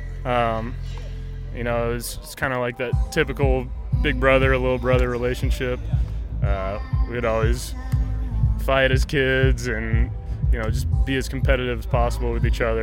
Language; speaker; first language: English; native; English